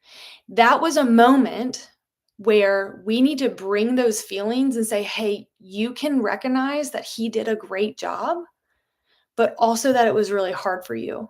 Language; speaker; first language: English; native; English